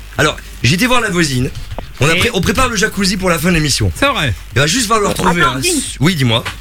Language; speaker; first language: French; native; French